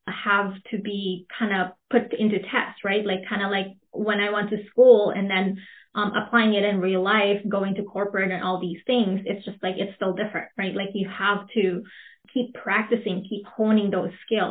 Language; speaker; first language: English; non-native, local second language; Filipino